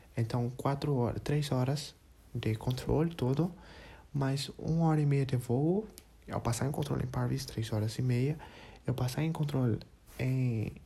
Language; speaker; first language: Portuguese; non-native, learner; English